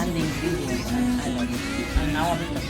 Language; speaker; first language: English; non-native, learner; Spanish